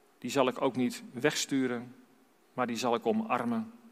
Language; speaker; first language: Dutch; native; Dutch